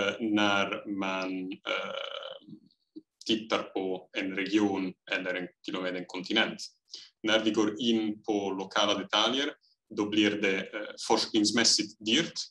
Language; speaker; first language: Swedish; non-native, fluent; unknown